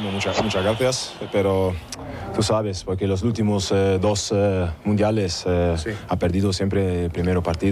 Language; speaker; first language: Spanish; non-native, fluent; German